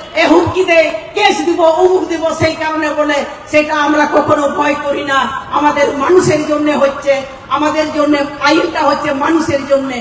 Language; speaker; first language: Bangla; non-native, local second language; Santali